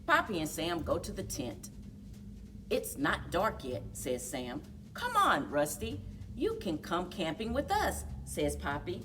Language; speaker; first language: English; native; English